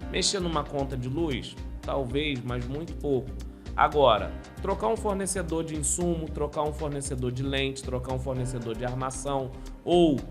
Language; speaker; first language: Portuguese; native; Portuguese